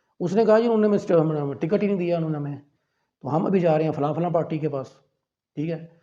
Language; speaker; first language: Urdu; non-native, local second language; Punjabi